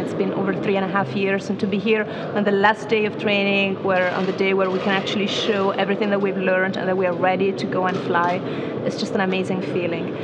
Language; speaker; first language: English; non-native, fluent; Italian